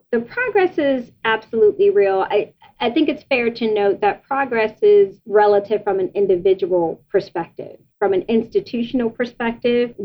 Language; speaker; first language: English; native; English